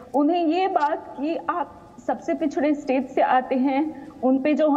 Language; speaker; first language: Hindi; native; Hindi